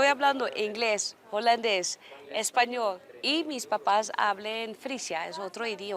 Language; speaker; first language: Spanish; early bilingual, heritage; Dutch